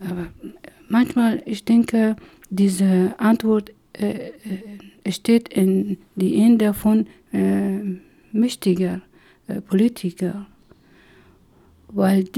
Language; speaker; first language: German; non-native, learner; Persian